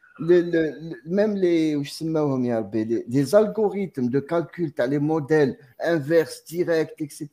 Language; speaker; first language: French; non-native, local second language; Arabic